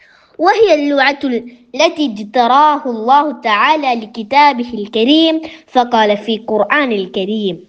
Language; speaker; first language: Arabic; non-native, learner; Malayalam